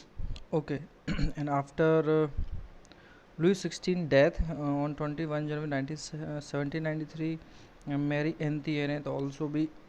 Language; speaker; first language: English; non-native, local second language; Hindi